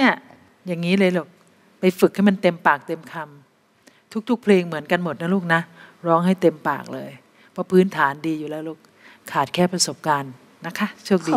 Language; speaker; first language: Thai; native; Thai